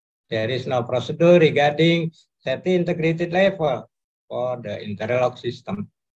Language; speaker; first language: English; non-native, learner; Indonesian